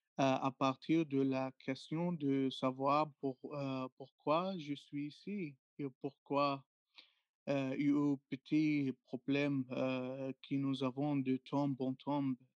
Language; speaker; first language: French; non-native, learner; Arabic